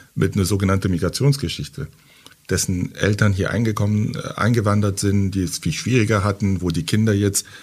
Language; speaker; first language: German; early bilingual, other home language; French